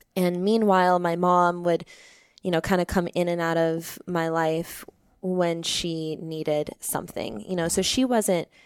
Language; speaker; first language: English; native; English